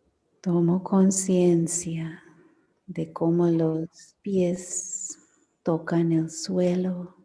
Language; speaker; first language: Spanish; non-native, fluent; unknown